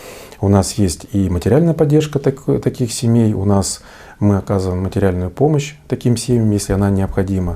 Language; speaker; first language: Russian; native; Russian